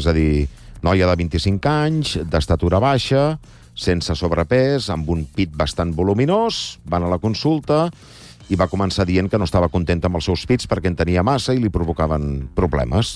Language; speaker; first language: Catalan; native; Catalan